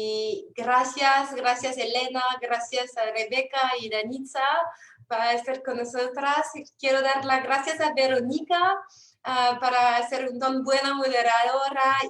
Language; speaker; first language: Spanish; non-native, fluent; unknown